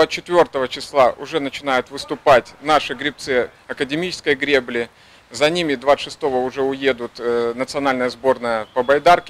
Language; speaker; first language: Russian; native; Russian